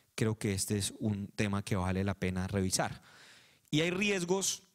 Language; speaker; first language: Spanish; native; Spanish